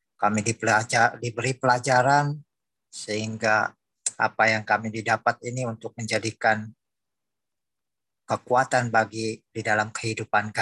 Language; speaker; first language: Indonesian; native; Indonesian